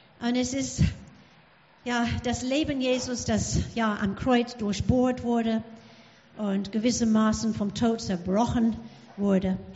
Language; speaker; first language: German; non-native, fluent; English